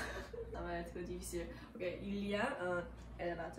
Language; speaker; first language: French; non-native, learner; English